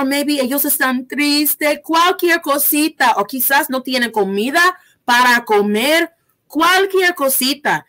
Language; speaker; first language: Spanish; early bilingual, heritage; Spanish